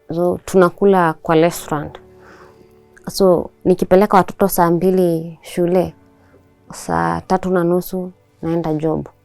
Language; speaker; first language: Swahili; native; Swahili